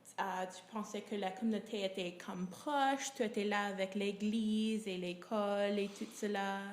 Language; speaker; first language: French; non-native, local second language; English